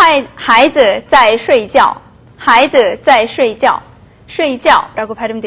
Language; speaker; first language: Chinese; non-native, fluent; Korean